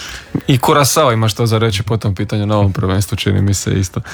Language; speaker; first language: Serbian; native; Serbian